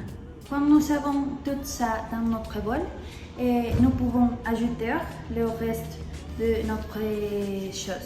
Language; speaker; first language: French; non-native, learner; Spanish